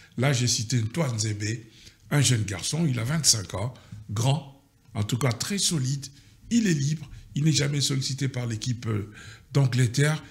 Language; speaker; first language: French; non-native, local second language; Lingala